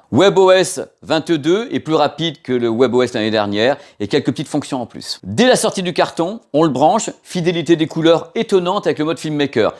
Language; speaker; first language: French; native; French